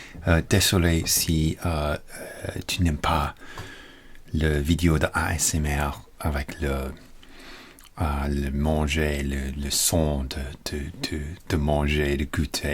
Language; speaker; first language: French; non-native, learner; English